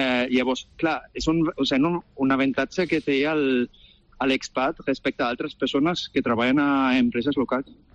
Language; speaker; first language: Catalan; non-native, fluent; German